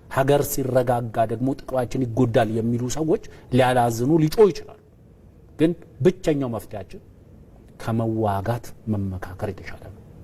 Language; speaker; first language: Amharic; non-native, local second language; Oromo